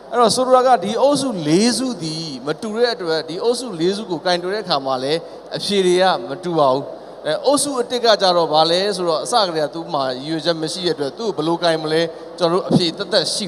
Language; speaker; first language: Burmese; native; Burmese